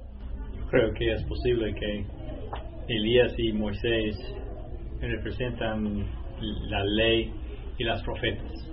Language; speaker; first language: Spanish; non-native, learner; English